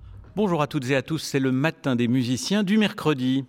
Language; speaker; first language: French; native; French